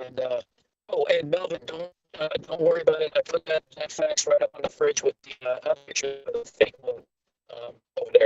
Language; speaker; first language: English; native; English